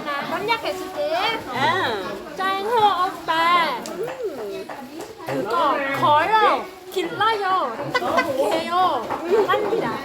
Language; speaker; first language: Korean; non-native, learner; Thai